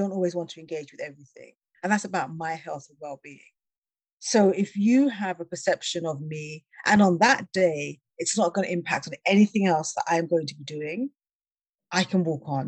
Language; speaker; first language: English; native; English